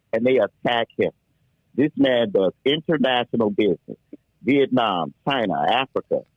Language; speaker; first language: English; native; English